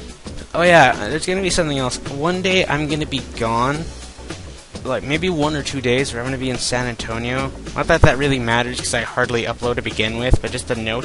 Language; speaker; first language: English; native; English